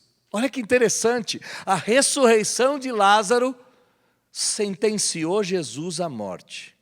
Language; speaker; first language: Portuguese; native; Portuguese